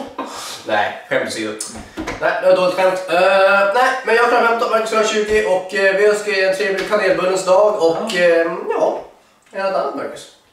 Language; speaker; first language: Swedish; native; Swedish